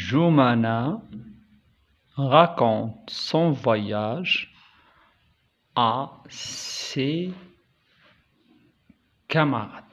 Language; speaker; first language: French; non-native, local second language; Arabic